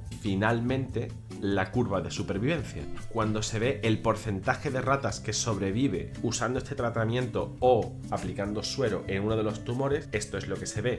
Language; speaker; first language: Spanish; native; Spanish